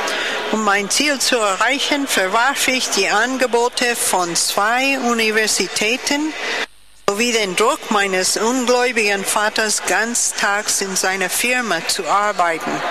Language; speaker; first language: German; non-native, fluent; English